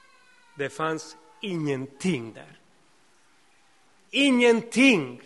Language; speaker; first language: Swedish; non-native, fluent; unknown